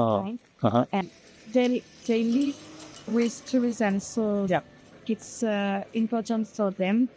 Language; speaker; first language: English; non-native, fluent; French